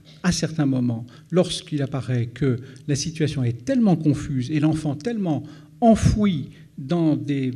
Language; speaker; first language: French; native; French